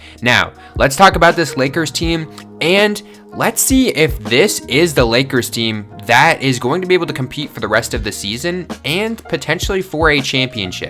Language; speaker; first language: English; native; English